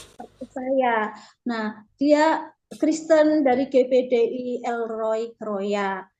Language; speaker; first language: Indonesian; native; Indonesian